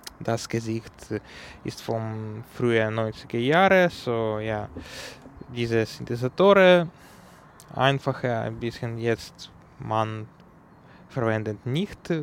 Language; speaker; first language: German; non-native, learner; Ukrainian